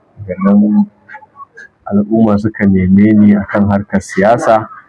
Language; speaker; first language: Hausa; native; Hausa